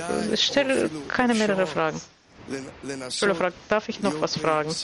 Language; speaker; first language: German; non-native, fluent; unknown